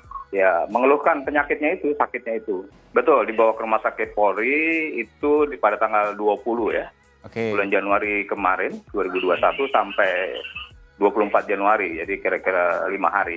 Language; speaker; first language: Indonesian; native; Indonesian